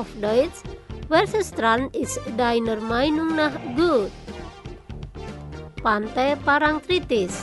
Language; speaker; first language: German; non-native, fluent; Indonesian